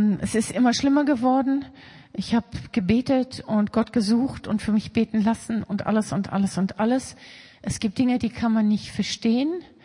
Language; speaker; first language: German; native; German